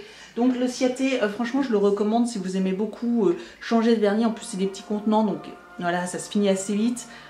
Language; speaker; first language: French; native; French